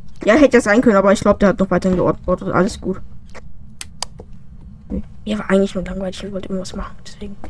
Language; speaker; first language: German; native; German